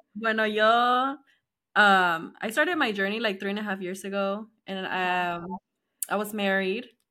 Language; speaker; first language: English; early bilingual, other home language; Spanish